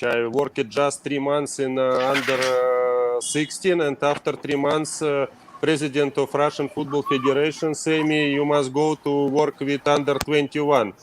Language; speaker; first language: English; non-native, learner; Russian